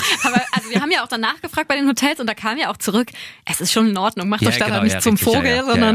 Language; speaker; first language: German; native; German